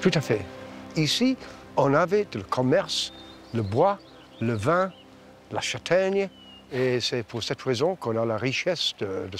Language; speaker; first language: French; non-native, fluent; English